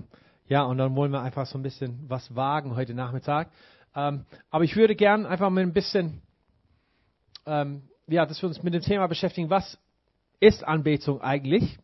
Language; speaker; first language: German; non-native, fluent; English